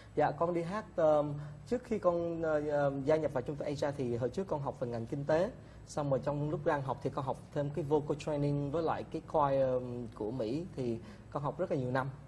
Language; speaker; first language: Vietnamese; early bilingual, heritage; Vietnamese